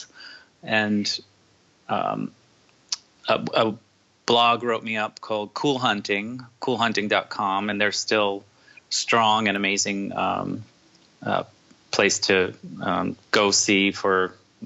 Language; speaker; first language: English; native; English